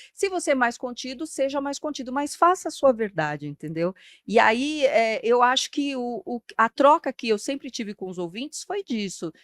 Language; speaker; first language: Portuguese; early bilingual, other home language; Spanish